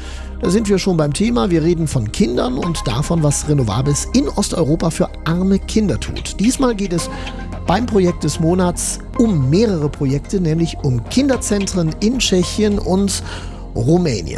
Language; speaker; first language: German; native; German